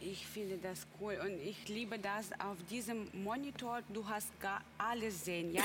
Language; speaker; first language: German; non-native, learner; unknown